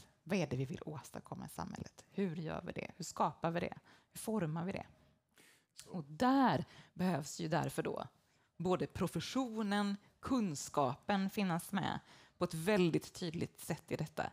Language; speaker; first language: Swedish; native; Swedish